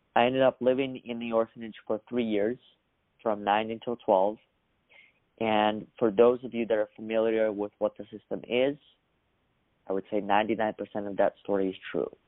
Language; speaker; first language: English; early bilingual, other home language; Russian